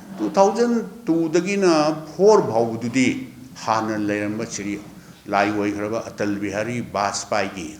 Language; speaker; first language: Manipuri; native; Manipuri